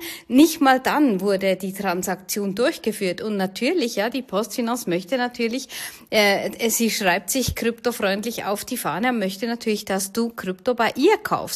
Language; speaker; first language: German; native; German